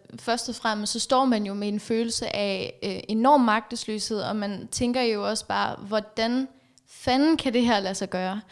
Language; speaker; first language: Danish; early bilingual, other home language; Persian